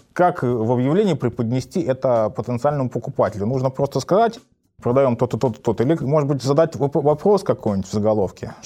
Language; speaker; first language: Russian; native; Russian